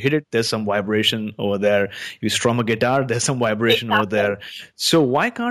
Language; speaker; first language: English; native; English